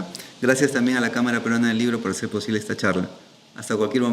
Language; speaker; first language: Spanish; native; Spanish